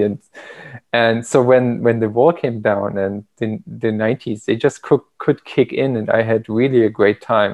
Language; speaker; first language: English; non-native, fluent; German